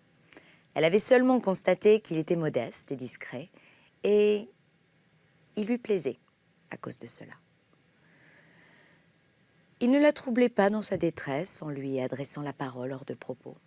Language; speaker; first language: French; native; French